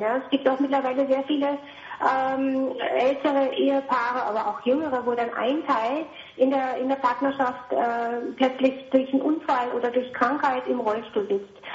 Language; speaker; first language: German; native; German